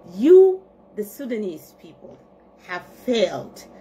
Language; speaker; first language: English; non-native, fluent; Arabic